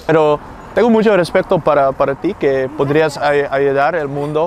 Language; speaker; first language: Spanish; non-native, learner; Dutch